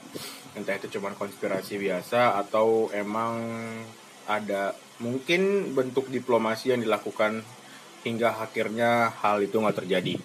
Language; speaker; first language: Indonesian; native; Indonesian